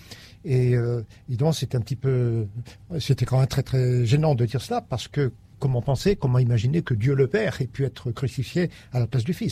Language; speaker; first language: French; native; French